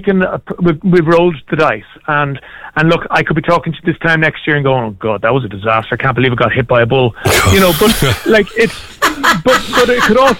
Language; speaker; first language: English; native; English